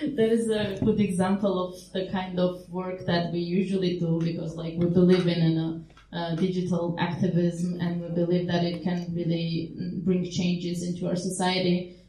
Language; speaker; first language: English; non-native, fluent; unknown